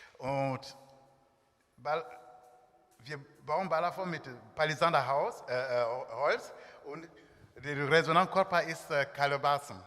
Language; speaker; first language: German; non-native, learner; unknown